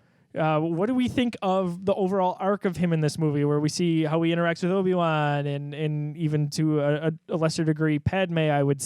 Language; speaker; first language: English; native; English